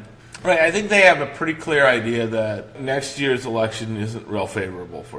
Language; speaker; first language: English; native; English